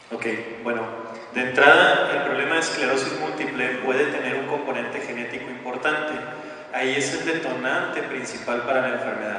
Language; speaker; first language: Spanish; native; Spanish